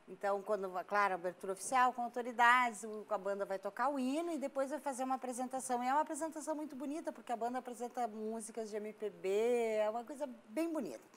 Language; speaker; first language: Portuguese; native; Portuguese